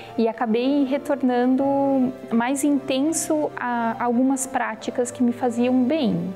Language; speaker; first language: Portuguese; native; Portuguese